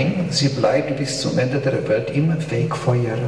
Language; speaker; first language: German; non-native, fluent; Polish